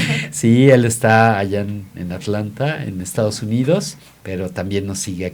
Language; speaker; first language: Spanish; native; Spanish